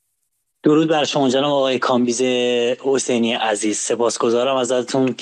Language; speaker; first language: Persian; native; Persian